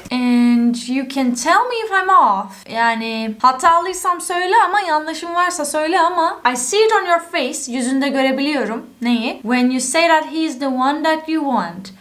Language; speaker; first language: English; non-native, fluent; Turkish